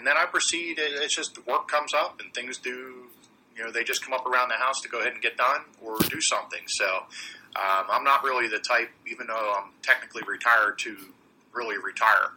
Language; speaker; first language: English; native; English